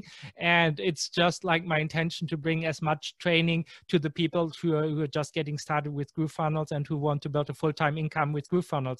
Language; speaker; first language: English; non-native, fluent; German